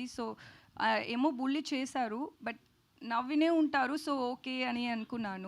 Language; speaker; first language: Telugu; non-native, learner; Tamil